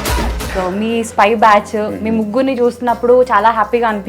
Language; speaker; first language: Telugu; native; Telugu